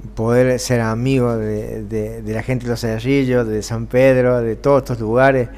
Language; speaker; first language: Spanish; native; Spanish